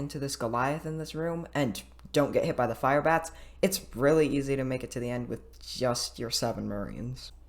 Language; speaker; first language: English; native; English